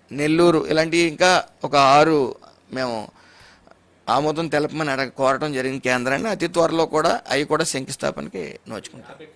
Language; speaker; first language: Telugu; native; Telugu